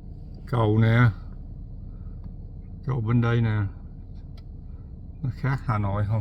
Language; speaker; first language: Vietnamese; early bilingual, other home language; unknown